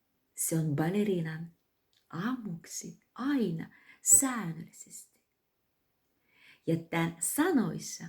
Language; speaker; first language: Finnish; non-native, learner; Russian